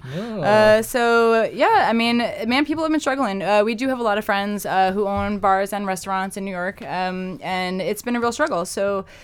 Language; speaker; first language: English; native; English